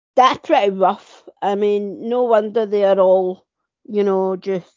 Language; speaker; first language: English; native; English